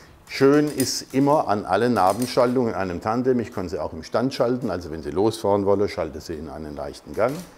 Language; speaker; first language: German; native; German